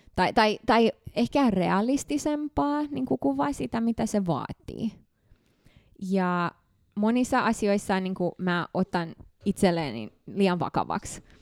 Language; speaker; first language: Finnish; non-native, fluent; Romanian